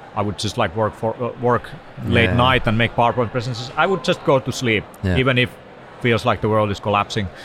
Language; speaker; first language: English; non-native, fluent; Finnish